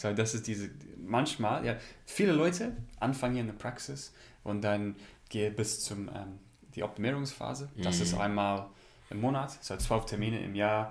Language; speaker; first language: German; non-native, learner; English